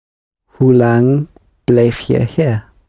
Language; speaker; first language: Dutch; non-native, learner; English